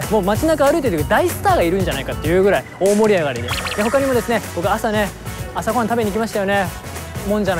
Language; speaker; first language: Japanese; native; Japanese